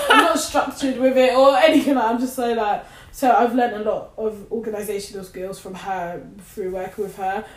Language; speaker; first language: English; native; English